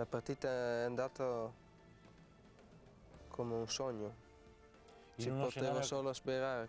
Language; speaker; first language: Italian; non-native, fluent; Dutch